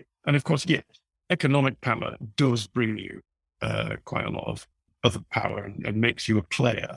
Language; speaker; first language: English; native; English